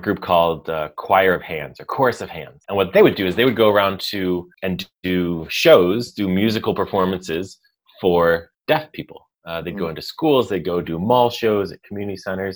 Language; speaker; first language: English; native; English